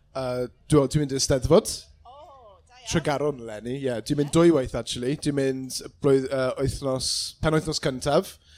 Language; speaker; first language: Welsh; non-native, local second language; English